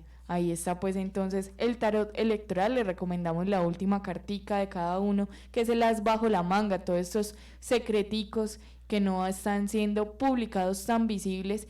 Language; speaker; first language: Spanish; native; Spanish